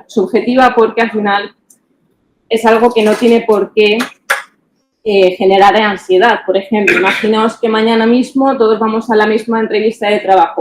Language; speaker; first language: Spanish; native; Spanish